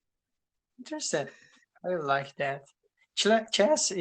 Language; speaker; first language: English; non-native, learner; Portuguese